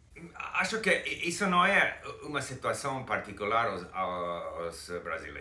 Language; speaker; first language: Portuguese; non-native, fluent; English